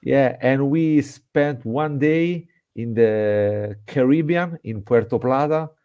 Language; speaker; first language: English; non-native, fluent; Italian